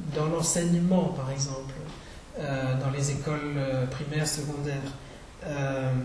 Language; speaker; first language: French; non-native, fluent; Czech